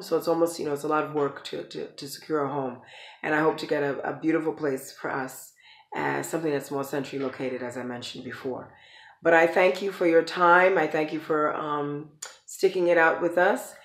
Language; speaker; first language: English; native; English